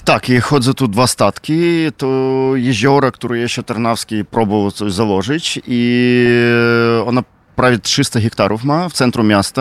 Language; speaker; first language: Polish; non-native, fluent; Ukrainian